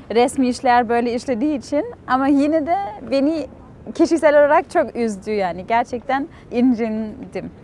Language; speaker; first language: Turkish; non-native, fluent; German